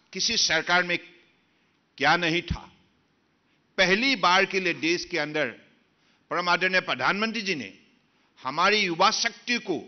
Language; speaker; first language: Hindi; non-native, local second language; Assamese